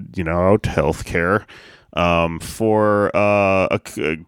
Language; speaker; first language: English; native; English